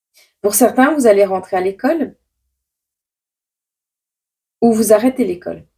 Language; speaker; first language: French; native; French